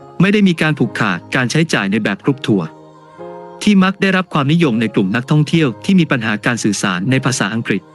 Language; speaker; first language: Thai; native; Thai